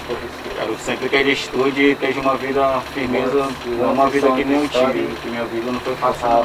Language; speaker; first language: Portuguese; native; Portuguese